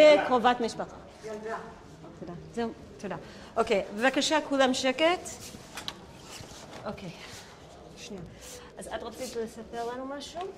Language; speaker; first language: Hebrew; native; Hebrew